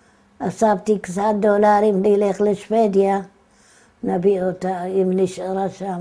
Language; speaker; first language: Hebrew; non-native, fluent; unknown